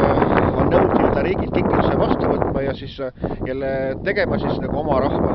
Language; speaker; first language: Estonian; native; Estonian